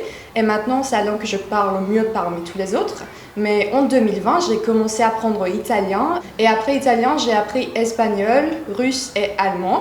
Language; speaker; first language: French; non-native, fluent; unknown